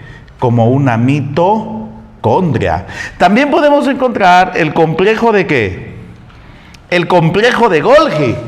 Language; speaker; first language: Spanish; native; Spanish